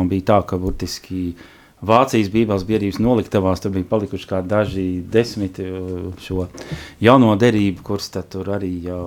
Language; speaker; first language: Latvian; non-native, local second language; Russian